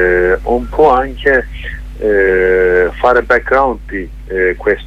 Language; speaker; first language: Italian; non-native, learner; Kurdish